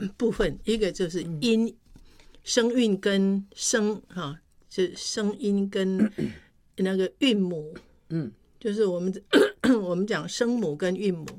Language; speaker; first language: Chinese; native; Chinese